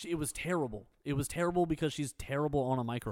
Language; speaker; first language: English; native; English